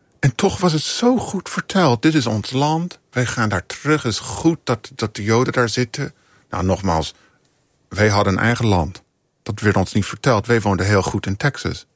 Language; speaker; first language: Dutch; non-native, fluent; English